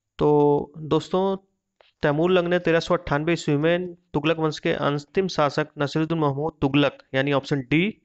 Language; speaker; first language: Hindi; native; Hindi